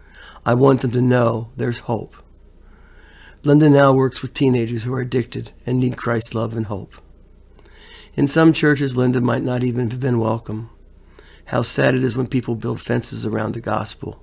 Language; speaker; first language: English; native; English